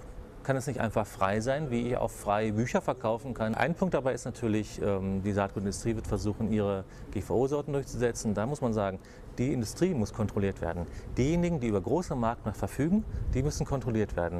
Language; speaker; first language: German; native; German